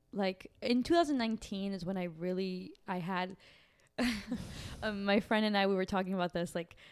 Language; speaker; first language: English; early bilingual, other home language; Portuguese